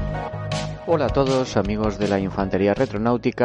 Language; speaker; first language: Spanish; native; Spanish